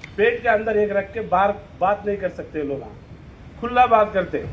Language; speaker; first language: Hindi; non-native, local second language; Lambadi